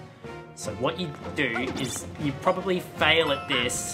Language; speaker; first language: English; native; English